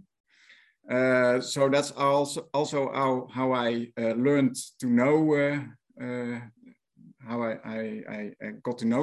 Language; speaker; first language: English; non-native, fluent; Dutch